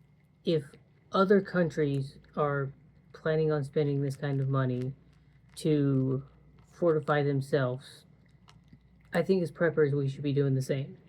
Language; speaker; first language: English; native; English